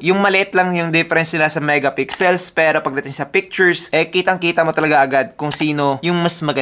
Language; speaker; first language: Filipino; native; Filipino